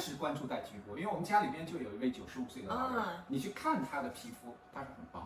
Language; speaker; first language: Chinese; native; Chinese